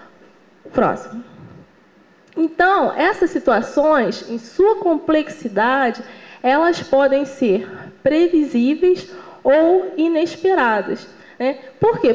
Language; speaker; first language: Portuguese; native; Portuguese